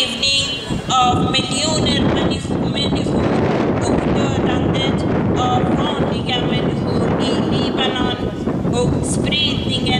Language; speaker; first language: Swedish; non-native, learner; Persian